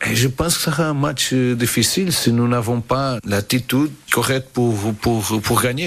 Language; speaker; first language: French; non-native, fluent; Portuguese